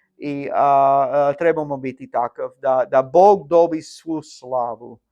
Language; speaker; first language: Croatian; non-native, learner; English